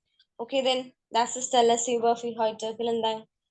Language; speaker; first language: German; non-native, fluent; Malayalam